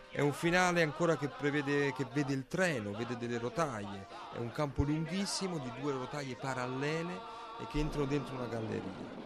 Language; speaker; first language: Italian; native; Italian